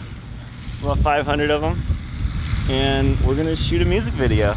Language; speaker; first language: English; native; English